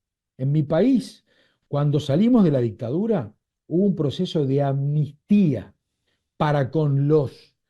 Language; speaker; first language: Spanish; native; Spanish